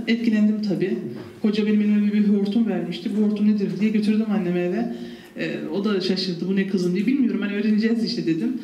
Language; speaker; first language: Turkish; early bilingual, heritage; Turkish